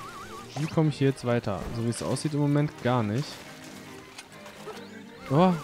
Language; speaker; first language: German; native; German